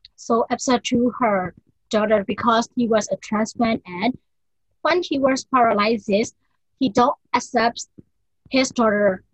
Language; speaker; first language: English; non-native, learner; Burmese